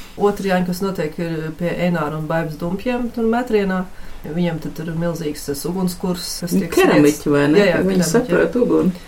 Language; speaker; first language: Latvian; early bilingual, heritage; Latvian